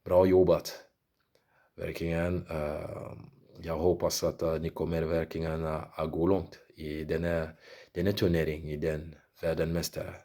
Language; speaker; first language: Swedish; non-native, learner; French